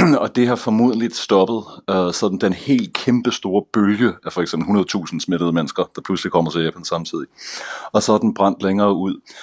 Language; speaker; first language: Danish; native; Danish